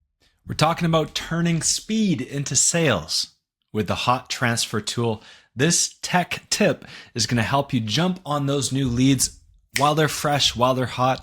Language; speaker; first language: English; native; English